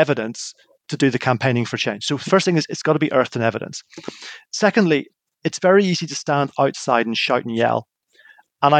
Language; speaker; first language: English; native; English